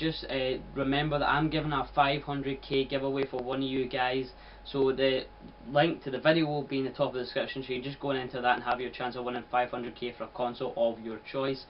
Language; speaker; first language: English; native; English